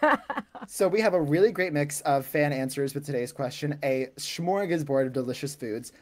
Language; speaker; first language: English; native; English